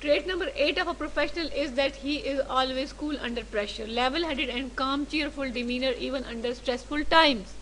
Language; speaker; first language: English; non-native, local second language; Urdu